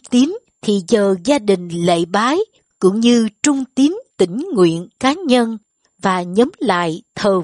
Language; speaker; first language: Vietnamese; native; Vietnamese